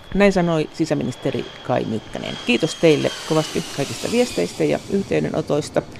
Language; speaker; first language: Finnish; native; Finnish